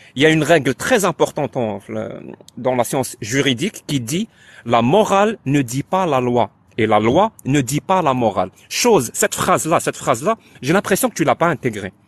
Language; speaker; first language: French; non-native, local second language; Arabic